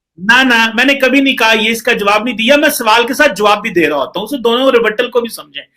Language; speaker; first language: Urdu; non-native, local second language; Punjabi